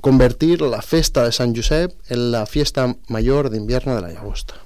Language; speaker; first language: Spanish; non-native, local second language; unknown